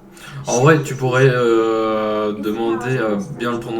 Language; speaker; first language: French; native; French